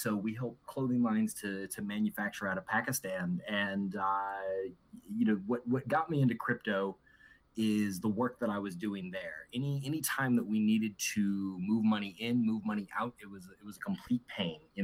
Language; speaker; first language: English; native; English